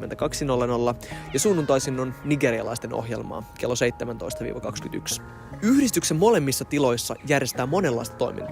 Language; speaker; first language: Finnish; native; Finnish